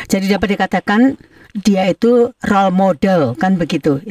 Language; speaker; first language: Indonesian; native; Indonesian